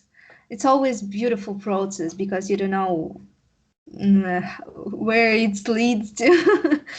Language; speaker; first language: English; non-native, learner; Russian